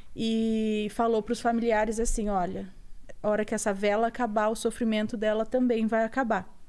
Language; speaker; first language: Portuguese; native; Portuguese